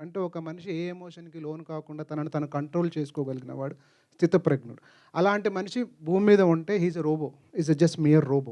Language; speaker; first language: Telugu; native; Telugu